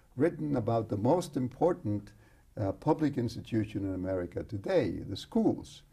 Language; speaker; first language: English; early bilingual, other home language; Spanish